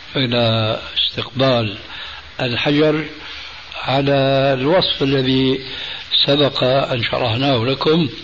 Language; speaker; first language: Arabic; early bilingual, other home language; Albanian